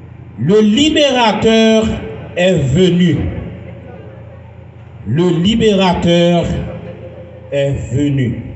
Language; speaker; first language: French; non-native, local second language; Haitian Creole